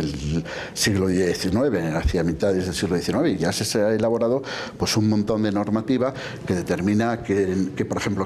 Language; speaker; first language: Spanish; native; Spanish